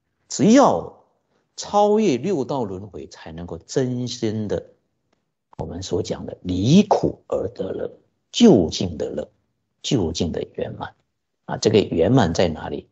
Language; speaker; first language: Chinese; native; Chinese